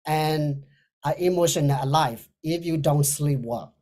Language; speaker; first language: English; non-native, fluent; Burmese